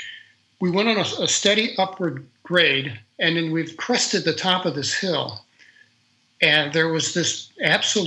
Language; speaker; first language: English; native; English